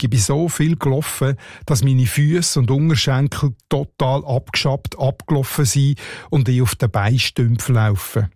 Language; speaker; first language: German; native; German